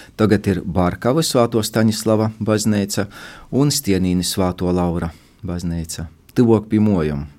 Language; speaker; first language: Latvian; native; Latvian